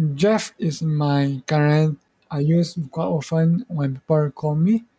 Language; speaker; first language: English; non-native, fluent; Morisyen